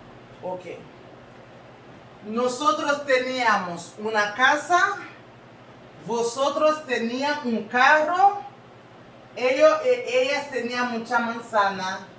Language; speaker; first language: Spanish; non-native, learner; Haitian Creole